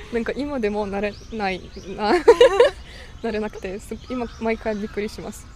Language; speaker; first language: Japanese; non-native, fluent; Russian